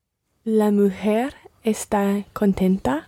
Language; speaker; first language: Spanish; non-native, learner; English